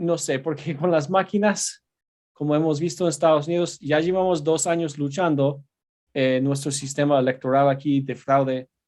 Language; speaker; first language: Spanish; non-native, fluent; English